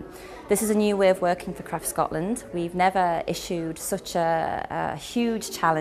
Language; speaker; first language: English; native; English